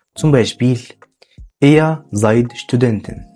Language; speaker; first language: German; non-native, fluent; Arabic